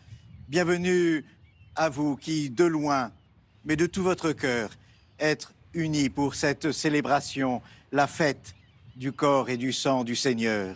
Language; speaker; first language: French; native; French